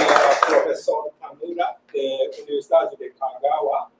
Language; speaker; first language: Spanish; non-native, learner; Japanese